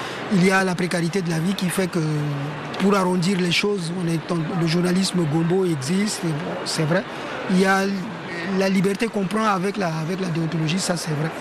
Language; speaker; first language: French; non-native, local second language; Sango